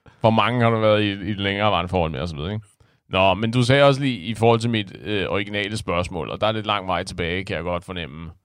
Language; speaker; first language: Danish; native; Danish